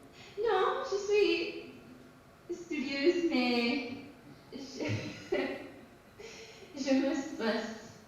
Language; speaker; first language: French; non-native, learner; English